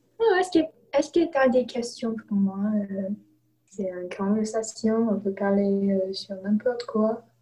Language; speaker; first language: French; non-native, learner; English